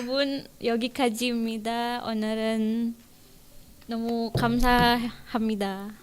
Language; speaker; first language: Korean; non-native, learner; Indonesian